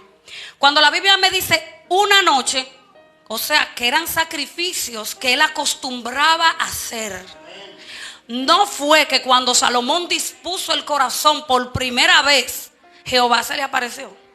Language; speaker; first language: Spanish; native; Spanish